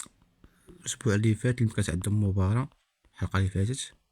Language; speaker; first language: Arabic; native; Arabic